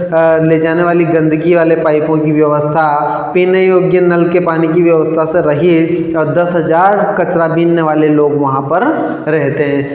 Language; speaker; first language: Hindi; native; Hindi